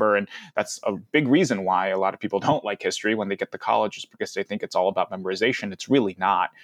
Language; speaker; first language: English; early bilingual, other home language; Cantonese